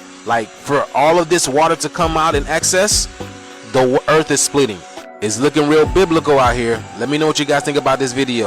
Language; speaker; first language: English; native; English